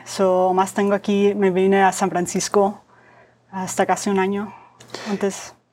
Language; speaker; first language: Spanish; early bilingual, heritage; Spanish